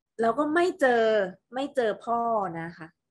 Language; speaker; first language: Thai; native; Thai